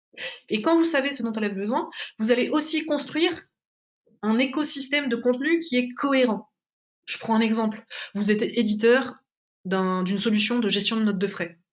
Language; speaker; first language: French; native; French